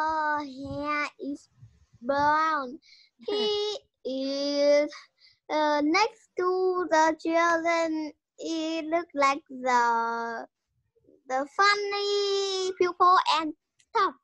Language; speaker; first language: English; non-native, learner; Vietnamese